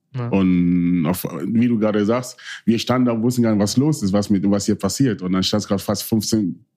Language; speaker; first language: German; early bilingual, other home language; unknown